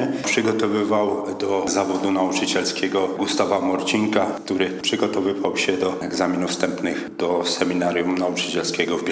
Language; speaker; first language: Polish; native; Polish